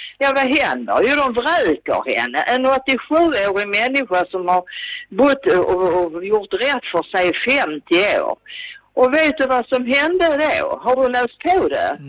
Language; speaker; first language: Swedish; native; Swedish